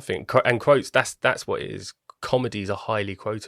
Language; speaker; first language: English; native; English